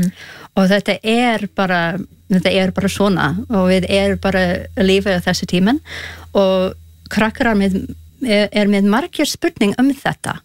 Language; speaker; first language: Icelandic; non-native, learner; English